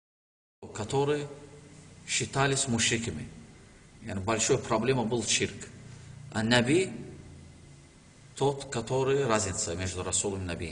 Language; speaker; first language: Russian; non-native, learner; Azerbaijani